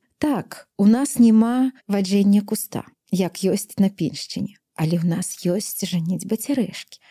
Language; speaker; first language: Belarusian; native; Belarusian